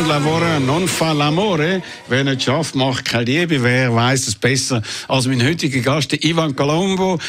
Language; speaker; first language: German; native; German